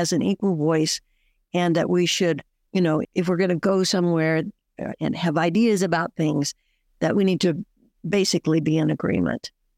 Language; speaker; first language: English; native; English